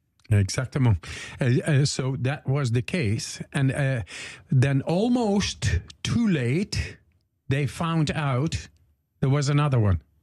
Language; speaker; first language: English; non-native, fluent; Dutch